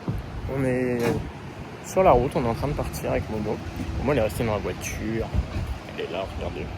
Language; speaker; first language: French; native; French